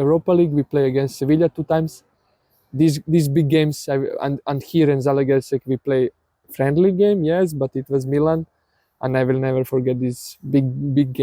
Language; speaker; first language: English; non-native, learner; Serbian